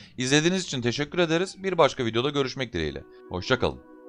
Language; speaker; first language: Turkish; native; Turkish